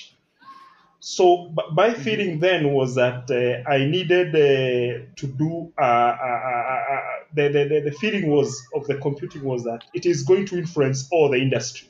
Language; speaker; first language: English; non-native, local second language; Kikuyu